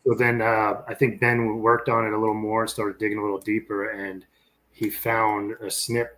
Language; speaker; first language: English; native; English